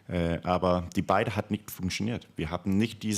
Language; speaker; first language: German; non-native, fluent; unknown